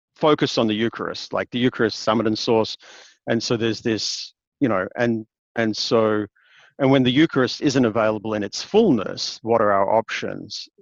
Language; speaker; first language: English; native; English